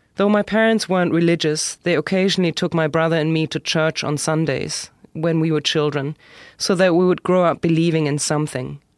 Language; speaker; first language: English; non-native, fluent; German